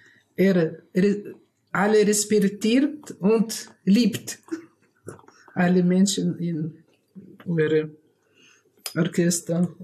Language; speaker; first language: German; non-native, learner; Russian